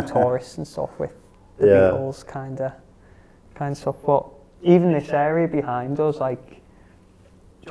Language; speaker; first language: English; native; English